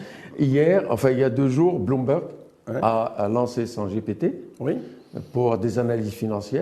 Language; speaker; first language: French; non-native, local second language; Arabic